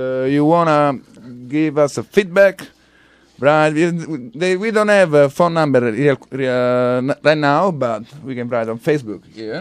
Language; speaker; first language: English; non-native, fluent; Italian